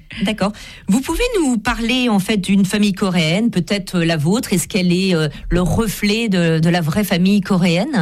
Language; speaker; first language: French; native; French